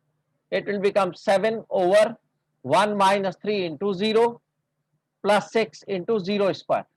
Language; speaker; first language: English; non-native, local second language; Hindi